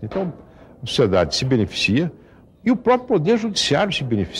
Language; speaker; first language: Portuguese; native; Portuguese